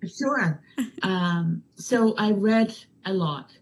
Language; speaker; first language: English; non-native, fluent; Danish